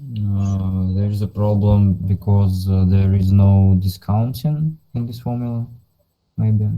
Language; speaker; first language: English; non-native, learner; Russian